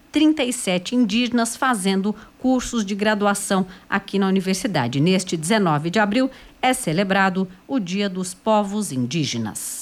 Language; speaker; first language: Portuguese; native; Portuguese